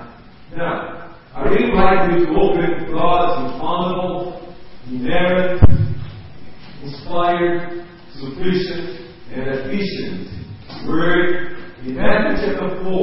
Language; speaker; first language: English; non-native, fluent; Portuguese